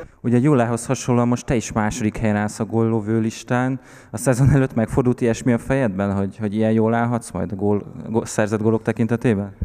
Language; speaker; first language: Hungarian; native; Hungarian